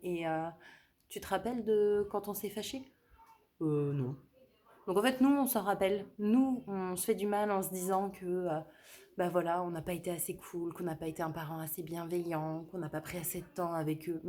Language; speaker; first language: French; native; French